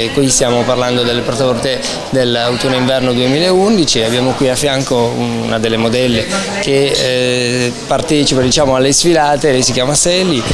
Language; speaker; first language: Italian; native; Italian